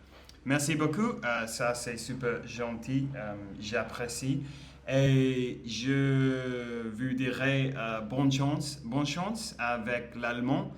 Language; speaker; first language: French; non-native, learner; English